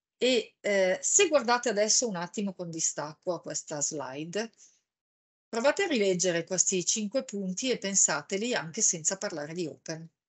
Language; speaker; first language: Italian; native; Italian